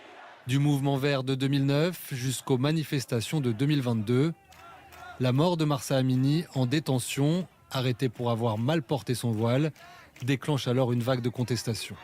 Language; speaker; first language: French; native; French